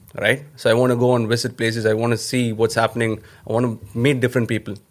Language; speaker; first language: English; non-native, local second language; Tamil